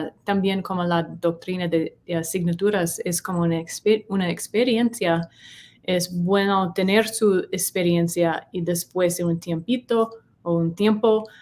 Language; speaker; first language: Spanish; non-native, learner; English